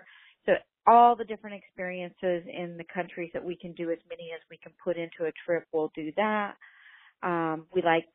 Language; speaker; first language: English; native; English